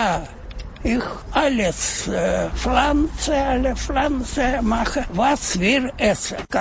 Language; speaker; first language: German; non-native, learner; Russian